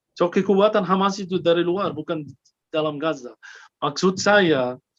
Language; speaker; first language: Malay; non-native, fluent; Arabic